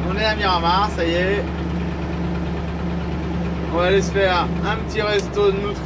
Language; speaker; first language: French; native; French